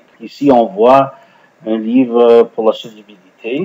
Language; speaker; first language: French; non-native, fluent; English